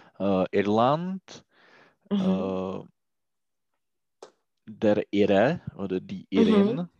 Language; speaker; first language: German; non-native, learner; Czech